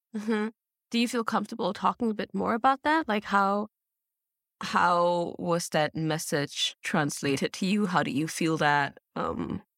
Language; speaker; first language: English; native; English